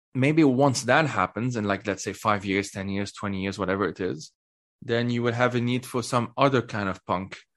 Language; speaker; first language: English; non-native, fluent; Arabic